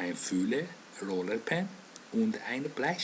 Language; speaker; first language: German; non-native, fluent; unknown